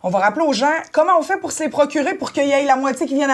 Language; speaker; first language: French; native; French